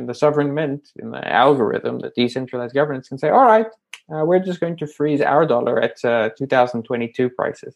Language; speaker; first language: English; native; English